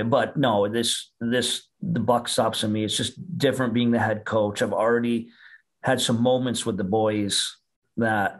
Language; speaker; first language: English; native; English